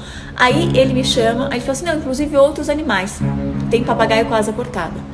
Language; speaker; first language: Portuguese; native; Portuguese